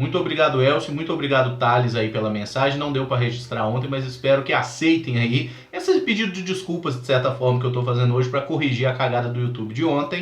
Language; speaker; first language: Portuguese; native; Portuguese